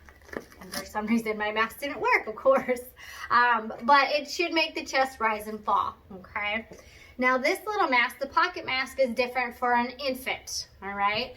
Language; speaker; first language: English; native; English